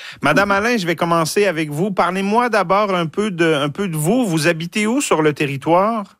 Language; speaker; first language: French; native; French